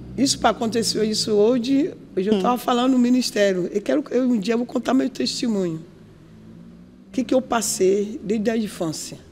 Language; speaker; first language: Portuguese; non-native, learner; Yoruba